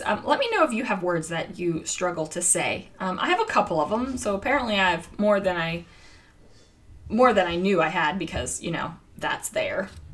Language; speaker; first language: English; native; English